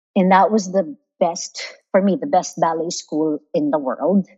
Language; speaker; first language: English; non-native, local second language; Filipino